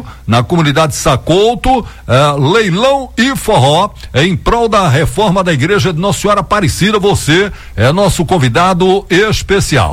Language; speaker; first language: Portuguese; native; Portuguese